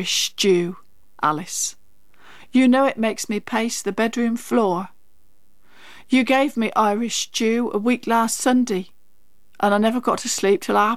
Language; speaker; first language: English; native; English